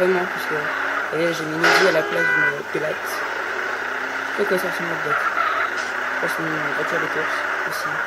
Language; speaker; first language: French; native; French